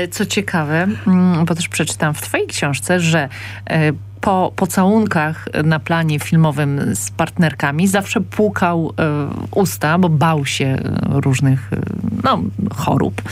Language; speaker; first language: Polish; native; Polish